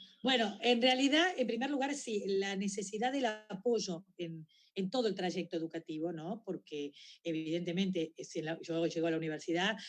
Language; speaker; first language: Spanish; native; Spanish